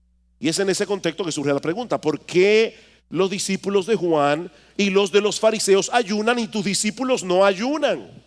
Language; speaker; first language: Spanish; native; Spanish